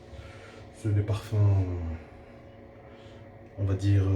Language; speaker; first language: French; native; French